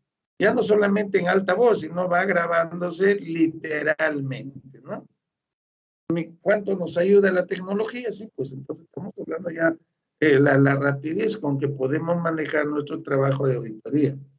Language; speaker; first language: Spanish; native; Spanish